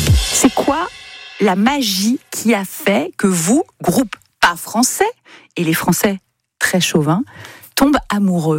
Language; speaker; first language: French; native; French